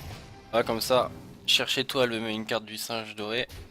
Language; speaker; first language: French; native; French